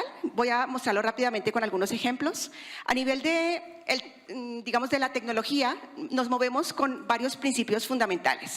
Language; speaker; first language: Spanish; native; Spanish